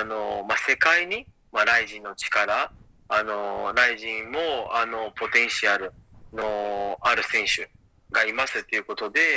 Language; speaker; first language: Japanese; non-native, learner; Portuguese